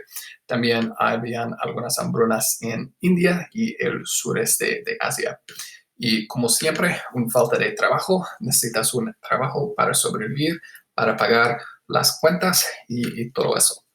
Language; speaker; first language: Spanish; non-native, fluent; English